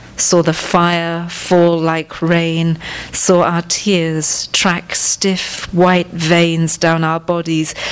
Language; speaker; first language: English; non-native, local second language; Tamil